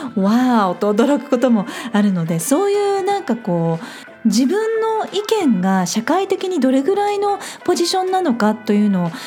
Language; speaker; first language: Japanese; native; Japanese